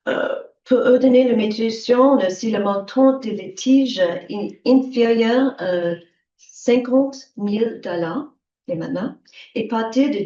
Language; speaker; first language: French; non-native, learner; English